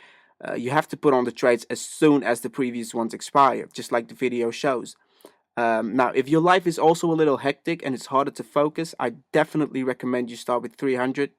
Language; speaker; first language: English; native; English